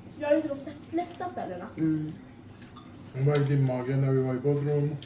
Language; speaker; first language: Swedish; early bilingual, other home language; Azerbaijani